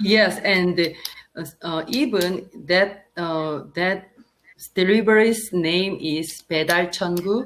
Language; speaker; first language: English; non-native, learner; Korean